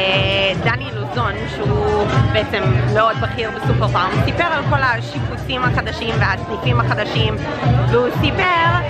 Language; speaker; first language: Hebrew; native; Hebrew